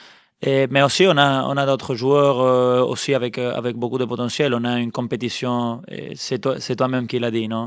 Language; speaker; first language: French; non-native, fluent; Spanish